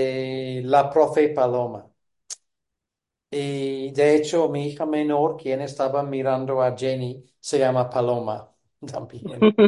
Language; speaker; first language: Spanish; non-native, fluent; English